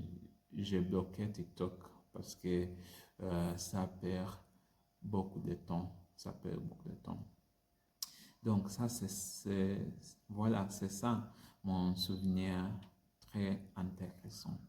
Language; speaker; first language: French; non-native, learner; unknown